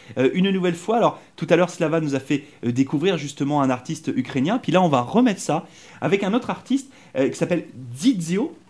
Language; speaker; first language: French; native; French